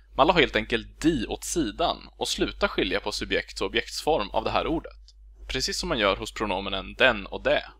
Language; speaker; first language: Swedish; native; Swedish